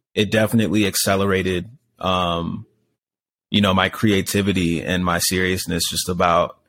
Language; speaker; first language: English; native; English